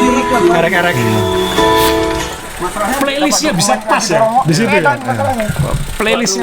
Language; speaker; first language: Indonesian; native; Indonesian